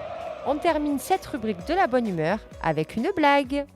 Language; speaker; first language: French; native; French